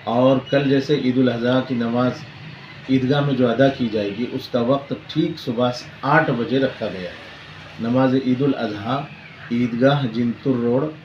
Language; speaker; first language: Urdu; native; Urdu